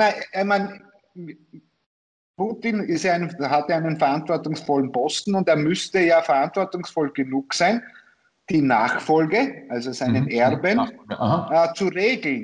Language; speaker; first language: German; native; German